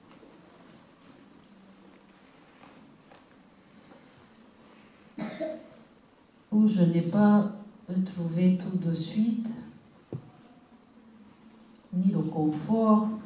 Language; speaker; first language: French; non-native, local second language; Kinyarwanda